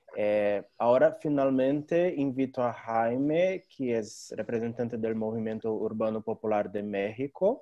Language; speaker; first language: Portuguese; non-native, fluent; Spanish